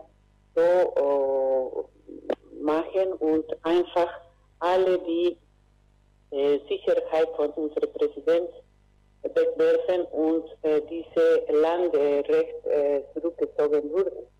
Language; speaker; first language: German; non-native, fluent; Spanish